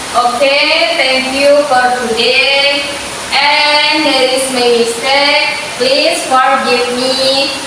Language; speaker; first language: English; non-native, learner; Indonesian